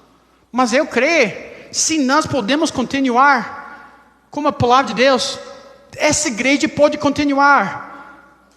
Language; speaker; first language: Portuguese; non-native, learner; English